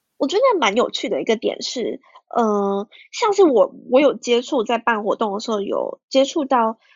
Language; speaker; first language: Chinese; early bilingual, heritage; Chinese